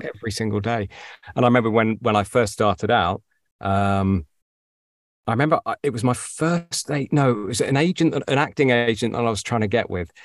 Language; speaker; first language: English; native; English